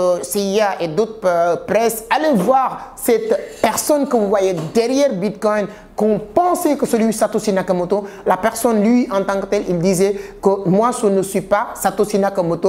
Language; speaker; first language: French; non-native, local second language; Wolof